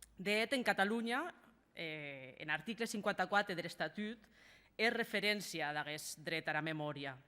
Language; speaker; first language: Occitan; native; Occitan